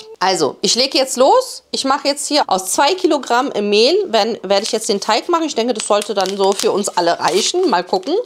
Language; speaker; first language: German; early bilingual, other home language; Polish